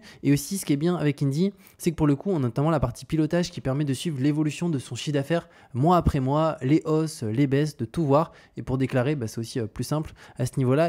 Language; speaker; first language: French; native; French